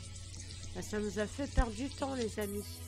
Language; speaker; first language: French; native; French